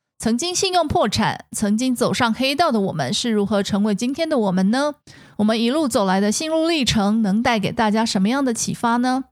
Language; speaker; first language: Chinese; native; Chinese